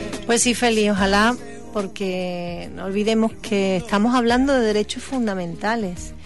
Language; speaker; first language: Spanish; native; Spanish